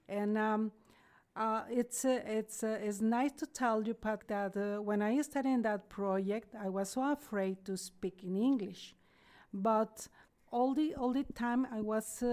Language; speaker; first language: English; non-native, learner; Spanish